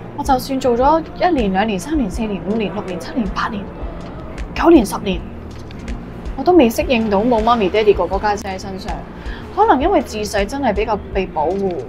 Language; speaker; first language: Cantonese; early bilingual, heritage; Cantonese